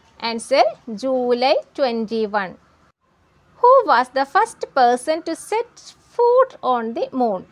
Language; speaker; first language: English; non-native, local second language; Malayalam